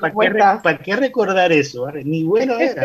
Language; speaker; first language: Spanish; native; Spanish